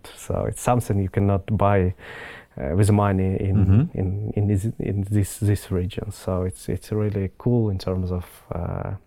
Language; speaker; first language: English; non-native, fluent; Ukrainian